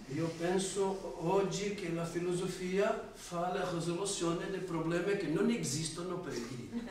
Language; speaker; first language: Italian; non-native, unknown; Portuguese